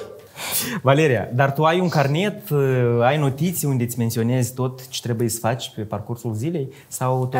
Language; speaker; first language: Romanian; native; Romanian